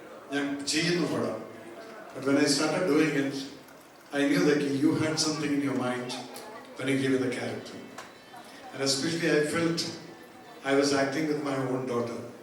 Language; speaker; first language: English; non-native, local second language; Malayalam